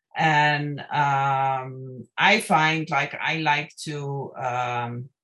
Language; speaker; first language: English; non-native, fluent; Dutch